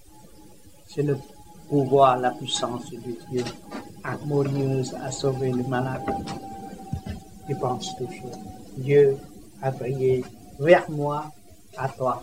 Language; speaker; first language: French; non-native, learner; Vietnamese